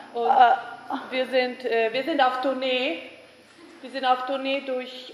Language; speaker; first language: German; non-native, fluent; English